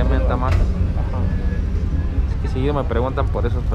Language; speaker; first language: Spanish; native; Spanish